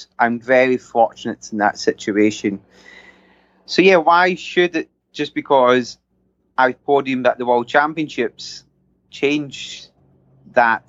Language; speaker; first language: English; native; English